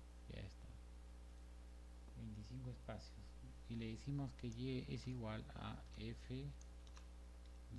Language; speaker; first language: Spanish; native; Spanish